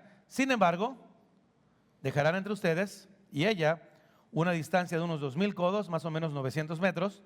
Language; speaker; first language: Spanish; native; Spanish